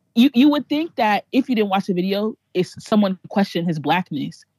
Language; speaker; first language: English; native; English